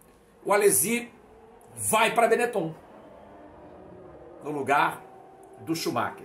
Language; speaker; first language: Portuguese; native; Portuguese